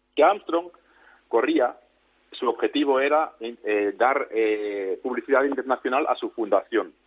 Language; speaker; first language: Spanish; non-native, fluent; Dutch